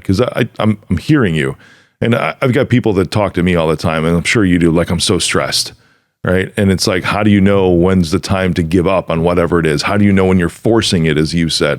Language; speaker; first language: English; native; English